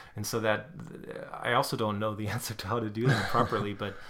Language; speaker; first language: English; non-native, fluent; German